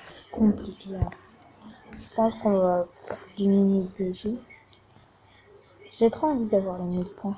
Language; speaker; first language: French; native; French